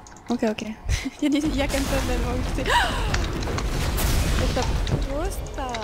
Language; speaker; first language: Russian; non-native, learner; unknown